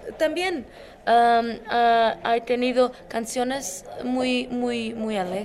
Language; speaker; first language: Spanish; non-native, learner; Portuguese